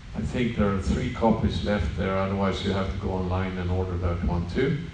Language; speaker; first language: English; non-native, fluent; Swedish